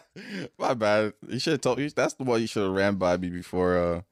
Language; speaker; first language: English; native; English